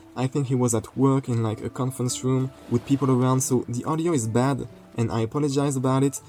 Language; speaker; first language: English; non-native, fluent; French